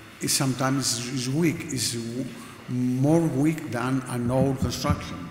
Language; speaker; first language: English; non-native, learner; Spanish